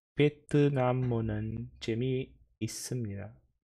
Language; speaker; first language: Korean; non-native, learner; Portuguese